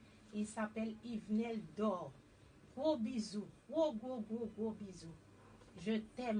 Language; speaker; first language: French; native; French